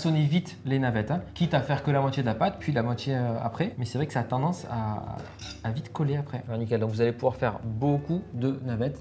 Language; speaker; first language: French; native; French